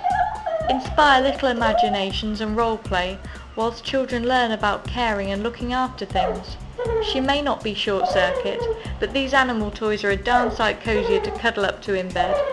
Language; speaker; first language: English; native; English